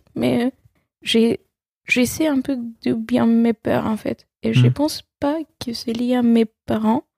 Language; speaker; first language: French; non-native, fluent; Spanish